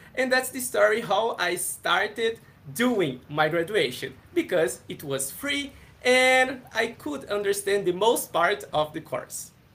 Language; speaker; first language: English; non-native, fluent; Portuguese